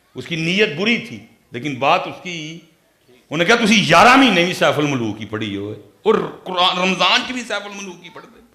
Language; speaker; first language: Urdu; non-native, local second language; Punjabi